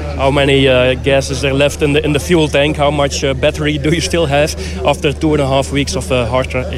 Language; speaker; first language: English; non-native, fluent; Dutch